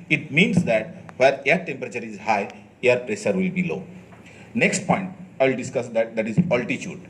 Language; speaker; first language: English; non-native, local second language; Bangla